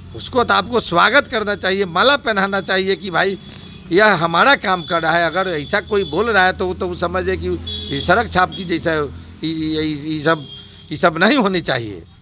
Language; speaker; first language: Hindi; native; Hindi